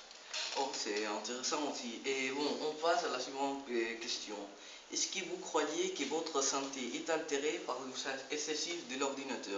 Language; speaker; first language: French; non-native, learner; Spanish